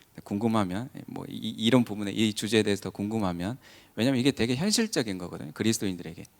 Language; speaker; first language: Korean; native; Korean